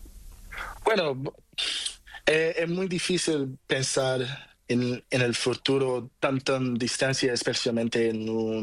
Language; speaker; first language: Spanish; non-native, learner; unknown